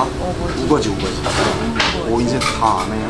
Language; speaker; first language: Korean; native; Korean